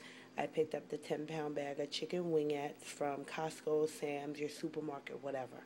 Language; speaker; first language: English; native; English